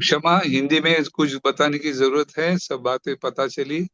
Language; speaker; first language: Hindi; non-native, local second language; Marathi